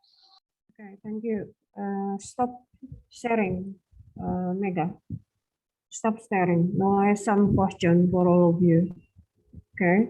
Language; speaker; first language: English; non-native, fluent; Indonesian